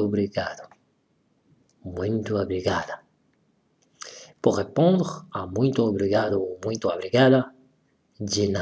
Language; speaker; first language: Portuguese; non-native, learner; French